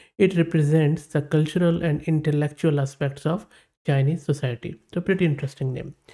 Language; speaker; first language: English; non-native, local second language; Urdu